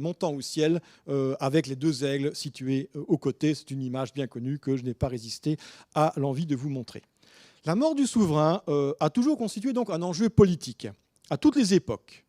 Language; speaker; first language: French; native; French